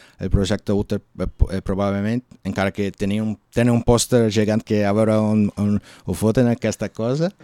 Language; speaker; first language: Catalan; non-native, learner; Portuguese